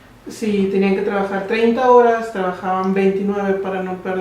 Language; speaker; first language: Spanish; native; Spanish